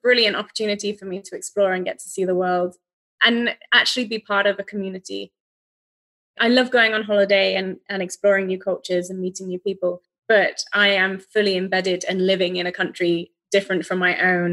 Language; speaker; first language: English; native; English